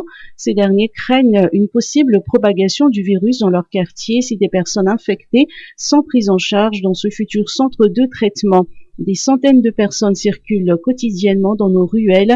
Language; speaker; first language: French; non-native, local second language; Malagasy